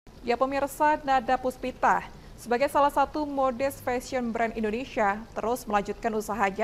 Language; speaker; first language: Indonesian; native; Indonesian